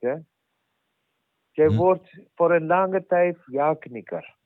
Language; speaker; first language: Dutch; non-native, learner; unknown